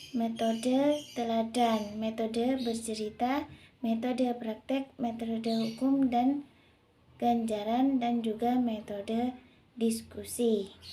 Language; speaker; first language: Indonesian; native; Indonesian